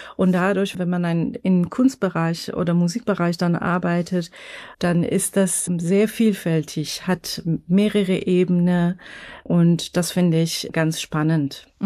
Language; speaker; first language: German; non-native, fluent; Persian